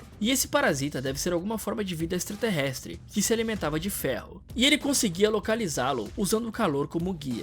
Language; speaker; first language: Portuguese; native; Portuguese